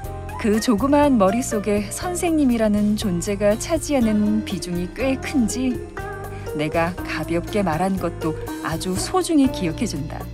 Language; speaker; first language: Korean; native; Korean